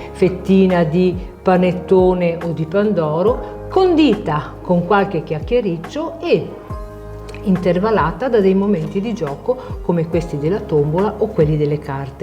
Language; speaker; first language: Italian; native; Italian